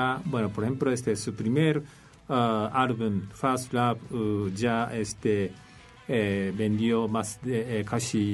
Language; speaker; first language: Spanish; non-native, fluent; Japanese